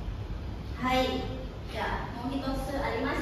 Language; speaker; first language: Japanese; non-native, fluent; Indonesian